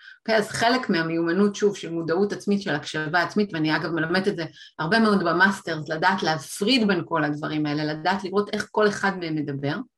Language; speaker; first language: Hebrew; native; Hebrew